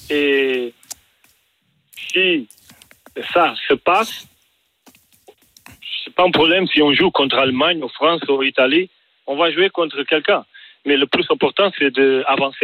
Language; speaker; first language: French; non-native, learner; Portuguese